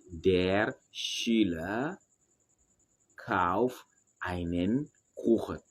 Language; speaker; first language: German; non-native, fluent; French